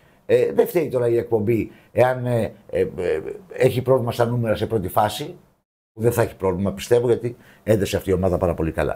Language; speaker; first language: Greek; native; Greek